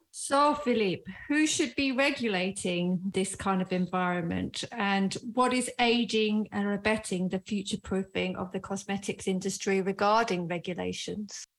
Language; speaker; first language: English; native; English